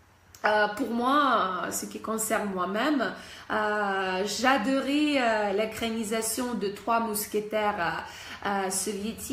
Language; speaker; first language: French; non-native, fluent; Russian